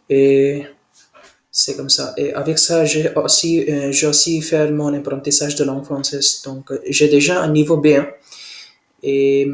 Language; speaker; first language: French; non-native, learner; Hindi